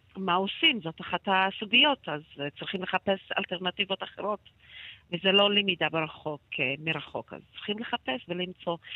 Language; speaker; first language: Hebrew; non-native, local second language; Arabic